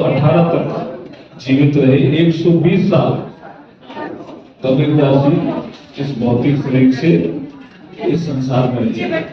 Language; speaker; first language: Hindi; native; Hindi